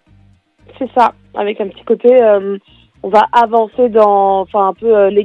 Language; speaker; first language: French; native; French